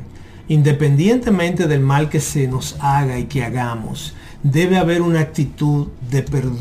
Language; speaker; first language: Spanish; native; Spanish